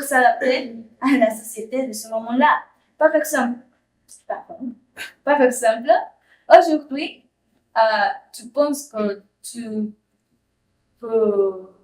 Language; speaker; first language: French; non-native, learner; Spanish